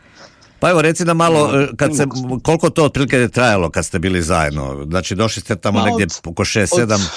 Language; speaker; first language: Croatian; native; Croatian